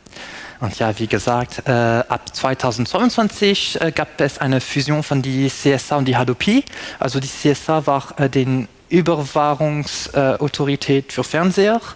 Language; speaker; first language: German; non-native, fluent; French